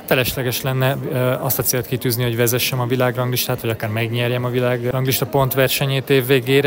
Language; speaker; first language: Hungarian; native; Hungarian